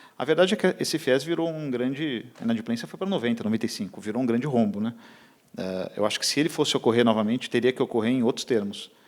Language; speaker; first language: Portuguese; native; Portuguese